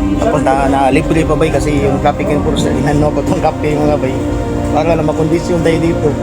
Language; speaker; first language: Filipino; non-native, local second language; Cebuano